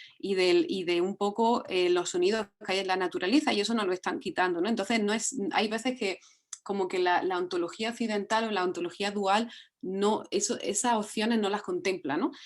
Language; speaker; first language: Spanish; native; Spanish